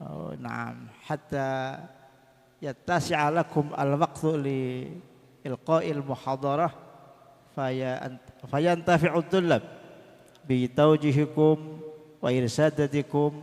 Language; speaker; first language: Arabic; non-native, fluent; Indonesian